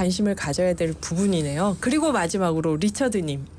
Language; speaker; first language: Korean; native; Korean